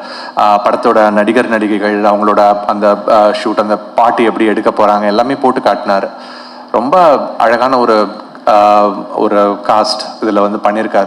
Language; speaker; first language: Tamil; native; Tamil